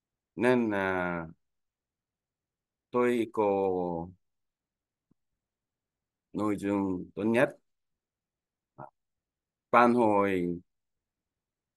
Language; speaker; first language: Vietnamese; non-native, learner; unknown